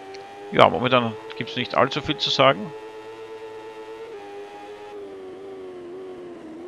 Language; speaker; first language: German; native; German